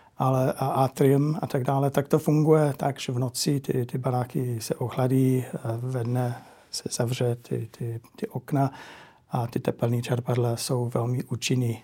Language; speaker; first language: Czech; non-native, fluent; English